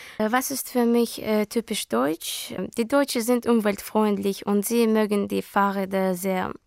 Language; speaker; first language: German; non-native, learner; Azerbaijani